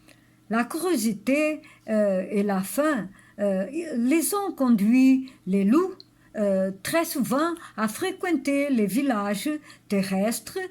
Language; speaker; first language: French; non-native, learner; Portuguese